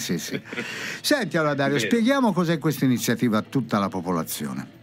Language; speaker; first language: Italian; native; Italian